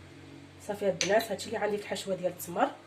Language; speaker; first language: Arabic; native; Arabic